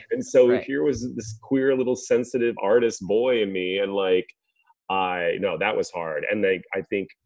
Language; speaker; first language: English; native; English